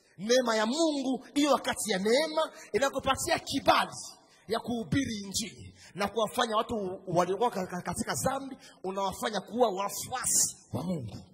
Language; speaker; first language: Swahili; native; Swahili